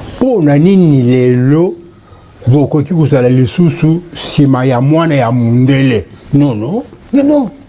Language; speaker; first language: Lingala; non-native, local second language; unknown